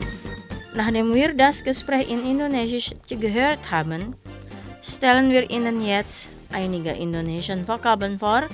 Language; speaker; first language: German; non-native, fluent; Indonesian